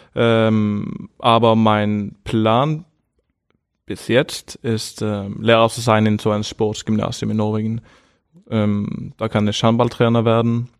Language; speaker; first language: German; non-native, fluent; Norwegian